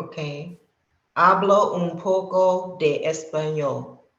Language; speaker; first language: Spanish; non-native, learner; English